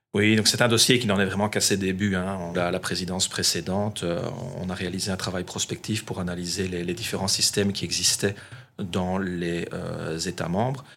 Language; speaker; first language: French; native; French